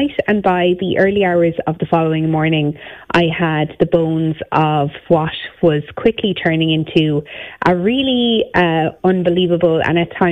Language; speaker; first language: English; native; English